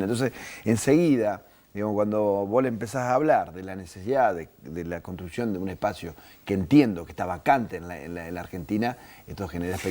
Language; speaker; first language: Spanish; native; Spanish